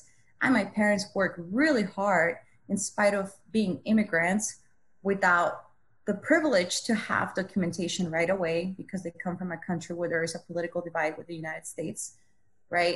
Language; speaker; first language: English; non-native, fluent; Spanish